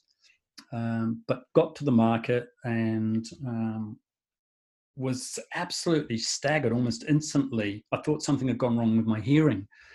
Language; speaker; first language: English; native; English